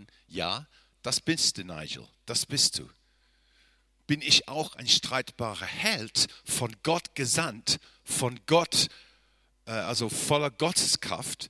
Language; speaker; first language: German; non-native, fluent; English